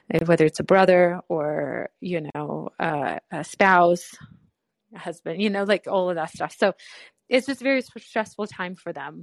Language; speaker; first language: English; non-native, fluent; Ukrainian